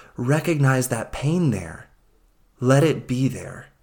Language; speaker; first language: English; native; English